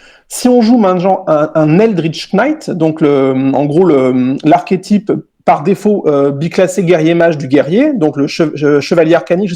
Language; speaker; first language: French; native; French